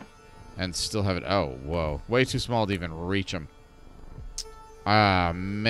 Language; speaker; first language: English; native; English